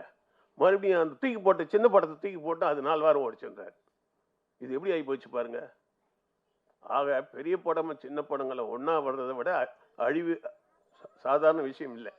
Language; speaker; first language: Tamil; native; Tamil